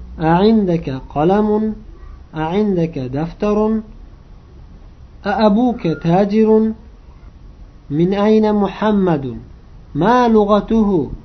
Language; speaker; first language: Arabic; non-native, fluent; Uzbek